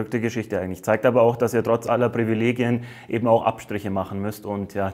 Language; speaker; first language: German; native; German